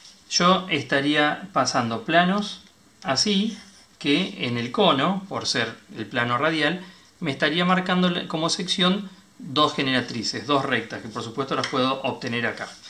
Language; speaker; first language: Spanish; native; Spanish